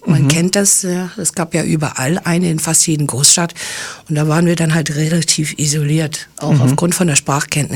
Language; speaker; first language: German; early bilingual, other home language; English